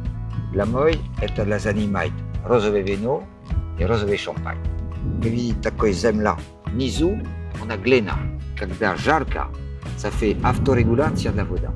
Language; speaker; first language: Russian; non-native, learner; French